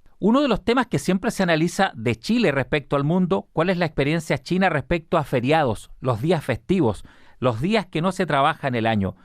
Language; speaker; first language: Spanish; native; Spanish